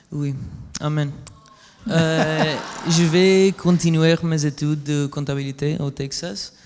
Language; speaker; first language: French; non-native, learner; Spanish